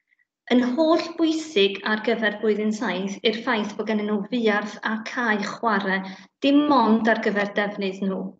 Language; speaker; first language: Welsh; native; Welsh